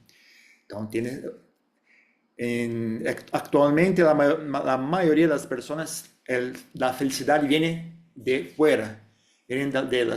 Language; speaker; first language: Spanish; non-native, fluent; Portuguese